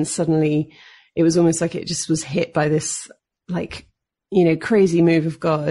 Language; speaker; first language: English; native; English